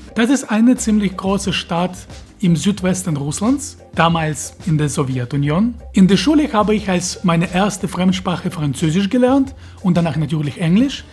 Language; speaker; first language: German; non-native, fluent; Russian